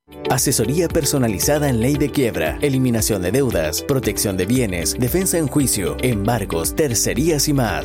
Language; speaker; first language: Spanish; native; Spanish